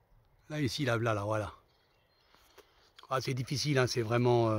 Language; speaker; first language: French; native; French